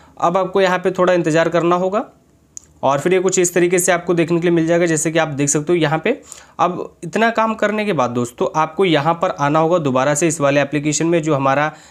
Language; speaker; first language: Hindi; native; Hindi